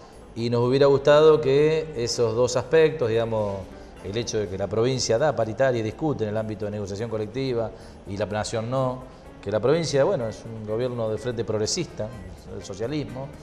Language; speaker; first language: Spanish; native; Spanish